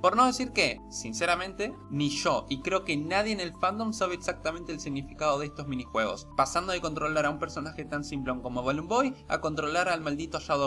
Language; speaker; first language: Spanish; native; Spanish